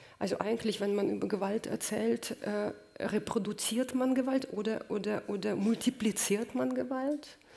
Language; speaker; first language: German; non-native, fluent; Russian